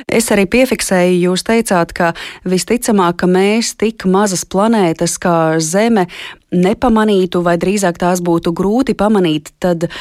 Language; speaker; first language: Latvian; native; Latvian